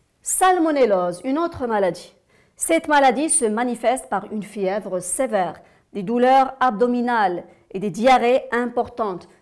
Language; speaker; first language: French; non-native, local second language; Arabic